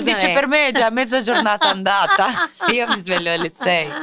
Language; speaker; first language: Italian; non-native, fluent; Russian